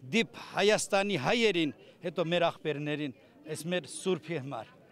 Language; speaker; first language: Armenian; non-native, local second language; Kurdish